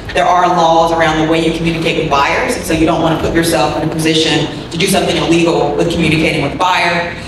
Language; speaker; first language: English; native; English